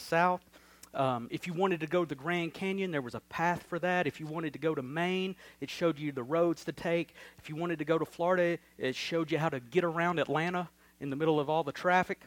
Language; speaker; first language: English; native; English